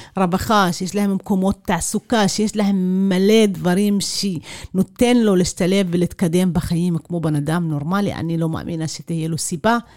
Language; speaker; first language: Hebrew; non-native, local second language; Arabic